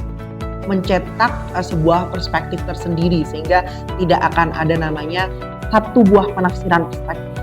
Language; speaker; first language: Indonesian; native; Indonesian